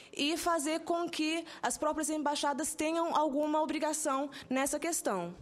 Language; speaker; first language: Portuguese; non-native, local second language; Kabuverdianu